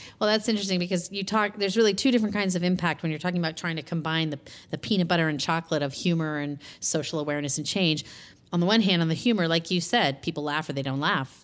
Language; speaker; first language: English; native; English